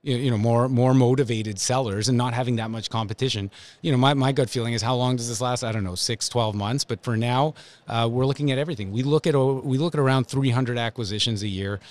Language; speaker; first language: English; native; English